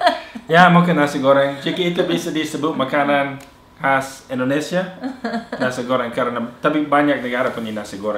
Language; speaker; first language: Indonesian; non-native, fluent; English